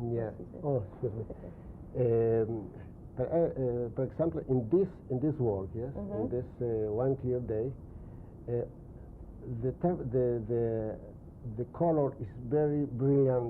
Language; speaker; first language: English; non-native, learner; Spanish